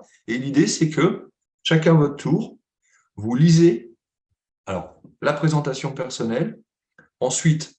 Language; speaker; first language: French; native; French